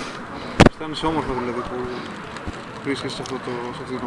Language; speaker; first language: Greek; native; Greek